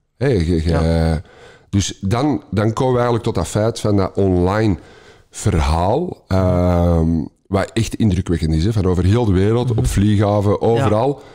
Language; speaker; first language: Dutch; native; Dutch